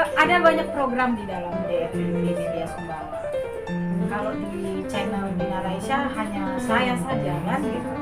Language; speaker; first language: Indonesian; native; Indonesian